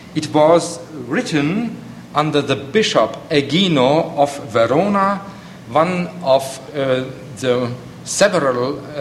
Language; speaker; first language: English; non-native, fluent; German